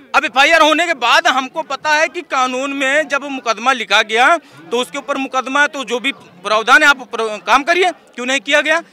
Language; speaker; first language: Hindi; native; Hindi